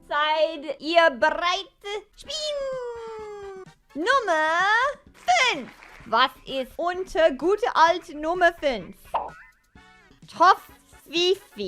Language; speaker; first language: German; non-native, learner; English